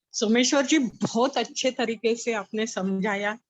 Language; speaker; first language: Hindi; non-native, local second language; Marathi